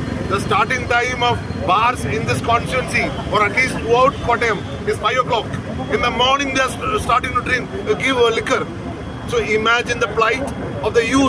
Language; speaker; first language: English; non-native, local second language; Malayalam